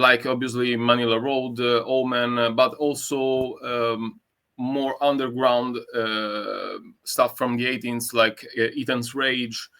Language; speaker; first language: English; non-native, learner; Italian